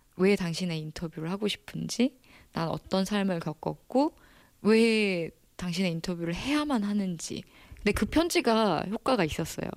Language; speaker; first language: Korean; native; Korean